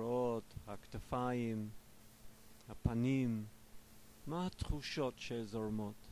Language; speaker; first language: Hebrew; non-native, fluent; English